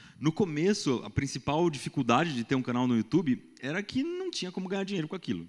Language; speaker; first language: Portuguese; native; Portuguese